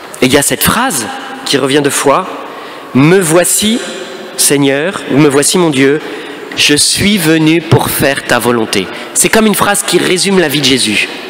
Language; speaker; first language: French; native; French